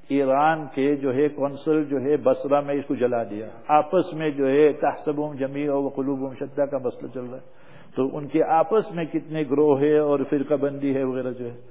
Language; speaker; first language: Urdu; non-native, fluent; English